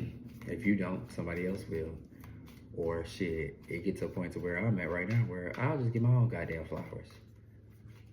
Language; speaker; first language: English; native; English